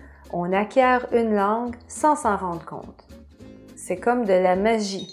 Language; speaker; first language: French; native; French